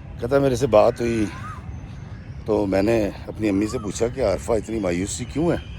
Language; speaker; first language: Urdu; non-native, local second language; Punjabi